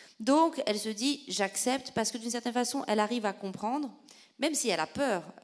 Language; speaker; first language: French; native; French